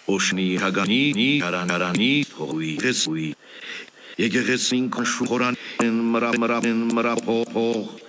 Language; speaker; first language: Armenian; native; Armenian